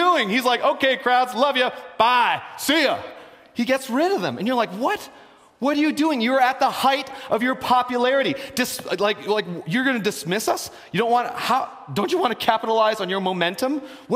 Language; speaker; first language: English; native; English